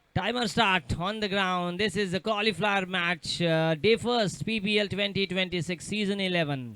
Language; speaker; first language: Hindi; non-native, local second language; Marathi